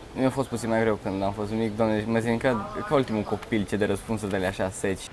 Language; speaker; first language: Romanian; early bilingual, heritage; Romanian